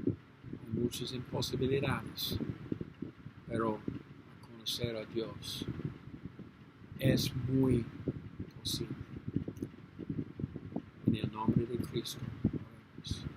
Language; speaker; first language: Spanish; non-native, learner; English